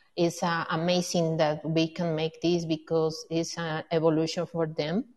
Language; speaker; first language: English; non-native, learner; Spanish